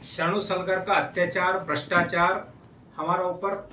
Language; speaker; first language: Hindi; non-native, local second language; Kannada